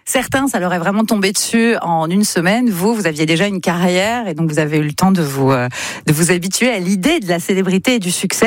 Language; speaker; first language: French; native; French